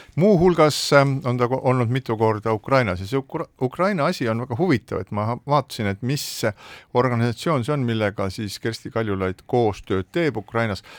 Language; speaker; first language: Estonian; native; Estonian